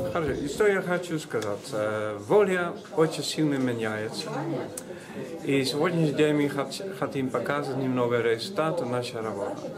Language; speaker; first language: Russian; non-native, learner; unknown